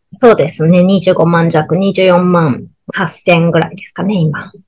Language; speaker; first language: Japanese; native; Japanese